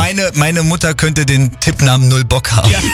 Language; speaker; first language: German; native; German